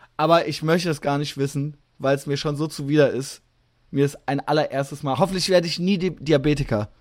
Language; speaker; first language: German; native; German